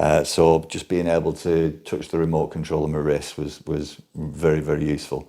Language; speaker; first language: English; native; English